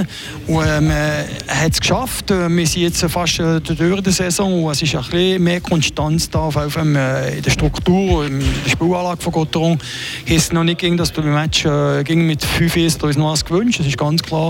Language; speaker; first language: German; native; German